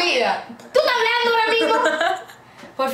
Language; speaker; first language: Spanish; native; Spanish